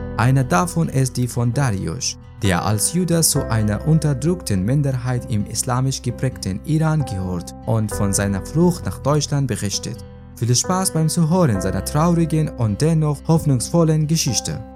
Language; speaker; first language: German; non-native, fluent; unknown